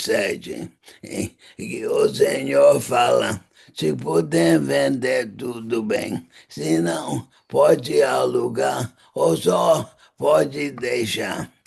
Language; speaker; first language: Portuguese; non-native, fluent; English